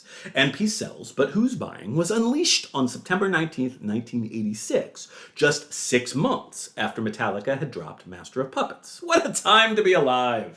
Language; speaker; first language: English; native; English